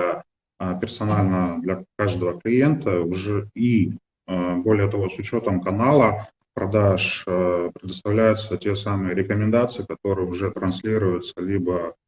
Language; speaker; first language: Russian; native; Russian